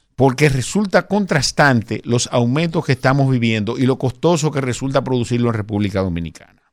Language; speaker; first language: Spanish; native; Spanish